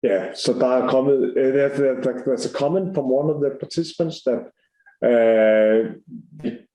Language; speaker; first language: English; non-native, fluent; Danish